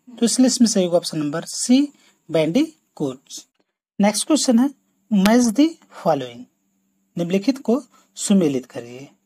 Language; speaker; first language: Hindi; native; Hindi